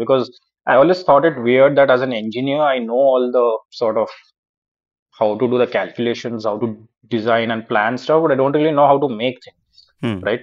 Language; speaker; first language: English; non-native, local second language; Urdu